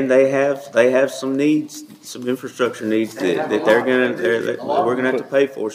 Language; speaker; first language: English; native; English